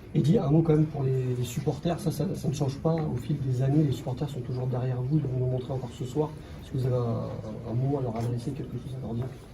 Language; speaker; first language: French; native; French